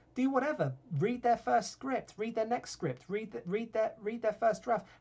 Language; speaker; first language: English; native; English